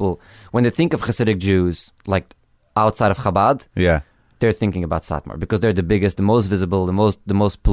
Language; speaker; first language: English; early bilingual, other home language; Hebrew